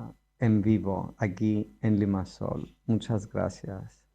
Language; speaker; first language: Spanish; non-native, fluent; Greek